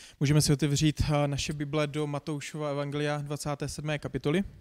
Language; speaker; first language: Czech; non-native, fluent; English